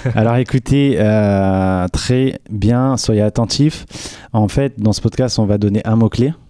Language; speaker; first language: French; native; French